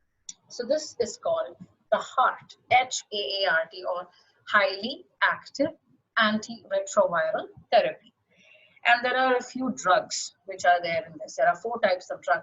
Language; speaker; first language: English; non-native, local second language; Malayalam